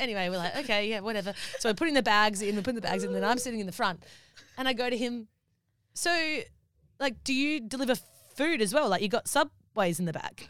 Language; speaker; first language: English; native; English